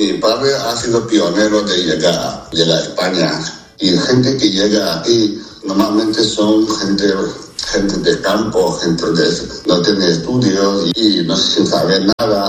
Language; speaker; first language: Spanish; non-native, fluent; Chinese